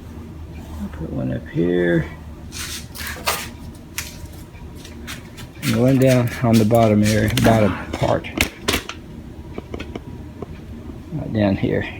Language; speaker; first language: English; native; English